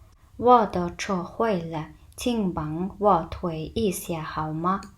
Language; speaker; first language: Chinese; non-native, fluent; Mongolian